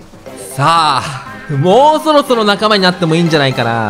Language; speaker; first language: Japanese; native; Japanese